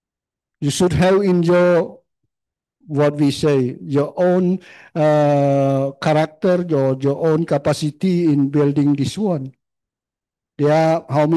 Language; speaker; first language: English; non-native, learner; Khmer